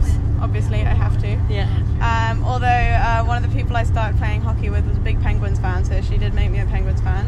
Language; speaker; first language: English; native; English